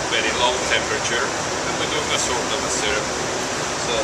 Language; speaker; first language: English; non-native, fluent; Italian